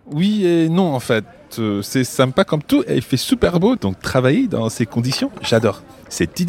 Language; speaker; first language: French; non-native, fluent; English